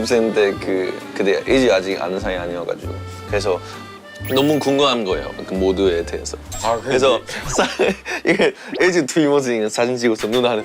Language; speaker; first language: Korean; non-native, fluent; Japanese